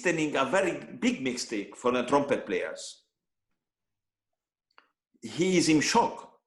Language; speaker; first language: English; non-native, learner; Hungarian